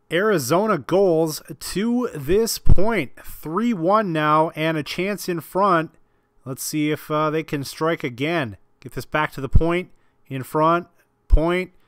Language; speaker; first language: English; native; English